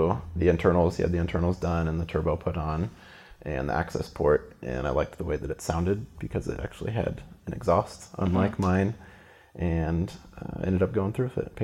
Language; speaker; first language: English; native; English